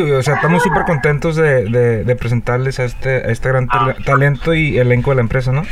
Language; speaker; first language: Spanish; native; Spanish